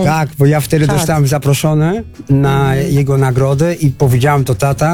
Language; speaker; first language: Polish; non-native, fluent; Dutch